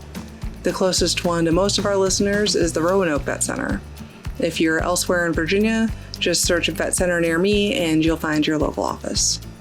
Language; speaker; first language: English; native; English